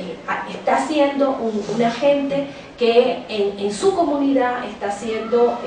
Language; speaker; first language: Spanish; native; Spanish